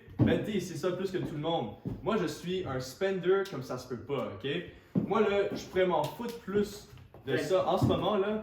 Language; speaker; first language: French; native; French